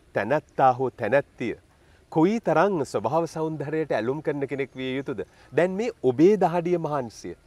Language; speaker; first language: Sinhala; native; Sinhala